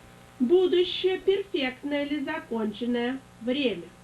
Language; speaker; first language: Russian; native; Russian